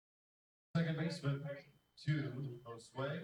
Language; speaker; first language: English; native; English